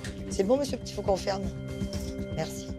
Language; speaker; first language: French; native; French